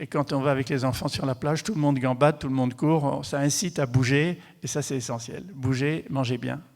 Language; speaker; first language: French; native; French